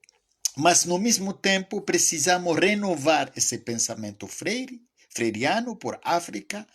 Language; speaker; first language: Portuguese; non-native, fluent; French